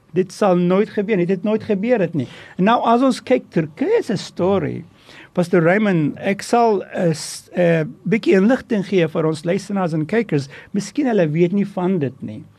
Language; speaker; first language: Afrikaans; non-native, fluent; Turkish